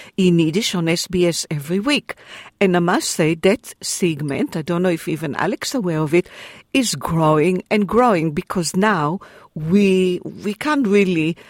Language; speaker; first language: English; non-native, fluent; Hebrew